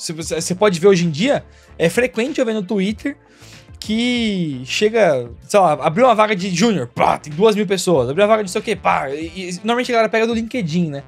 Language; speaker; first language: Portuguese; native; Portuguese